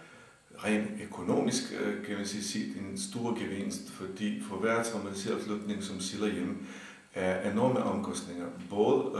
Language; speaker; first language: Danish; non-native, fluent; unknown